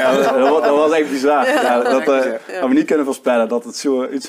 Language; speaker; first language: Dutch; native; Dutch